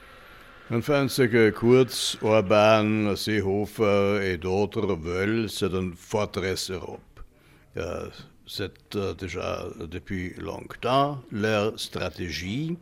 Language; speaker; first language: French; non-native, fluent; German